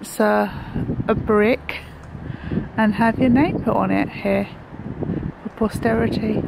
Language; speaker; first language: English; native; English